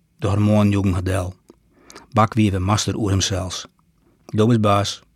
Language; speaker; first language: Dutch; native; Dutch